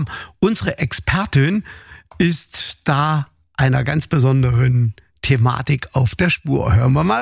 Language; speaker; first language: German; native; German